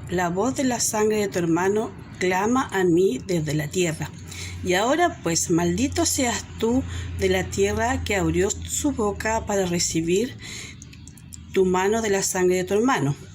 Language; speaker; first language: Spanish; native; Spanish